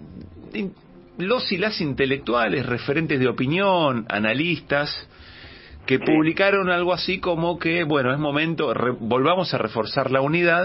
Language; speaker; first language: Spanish; native; Spanish